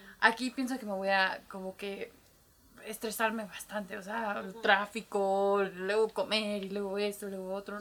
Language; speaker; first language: Spanish; early bilingual, heritage; Spanish